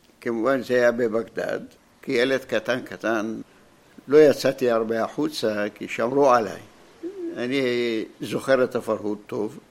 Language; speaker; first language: Hebrew; non-native, fluent; Arabic